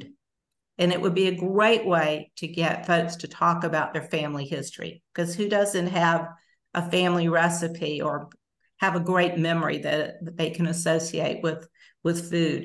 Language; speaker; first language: English; native; English